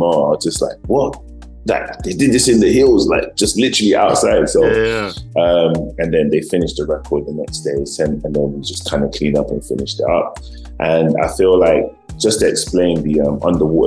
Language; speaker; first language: English; native; English